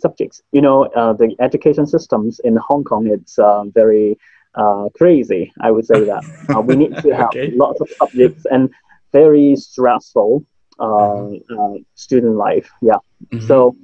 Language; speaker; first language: English; non-native, local second language; Cantonese